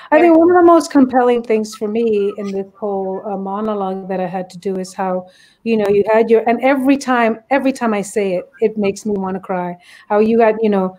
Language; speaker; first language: English; native; English